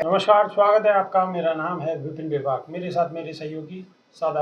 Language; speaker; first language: Hindi; native; Hindi